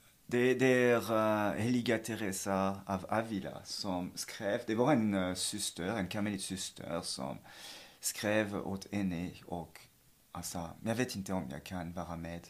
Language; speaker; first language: Swedish; non-native, fluent; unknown